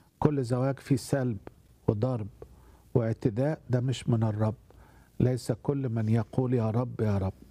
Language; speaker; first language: Arabic; native; Arabic